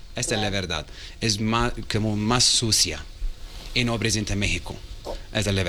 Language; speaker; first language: Spanish; non-native, learner; Arabic